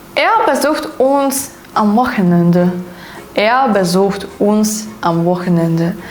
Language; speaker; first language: German; non-native, fluent; Ukrainian